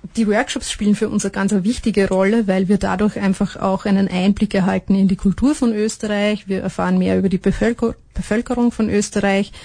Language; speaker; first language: German; native; German